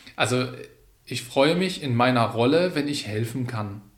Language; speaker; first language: German; non-native, fluent; Arabic